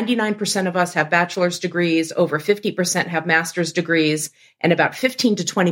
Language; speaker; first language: English; native; English